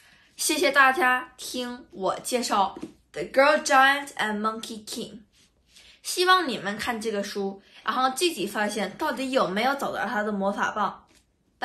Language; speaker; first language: Chinese; early bilingual, other home language; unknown